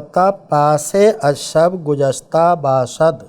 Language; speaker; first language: Persian; non-native, fluent; Urdu